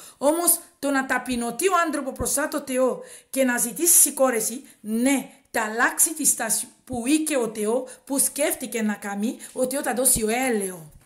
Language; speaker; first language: Greek; non-native, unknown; Swahili